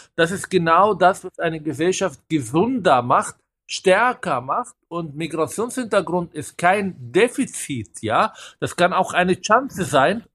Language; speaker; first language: German; non-native, fluent; Hebrew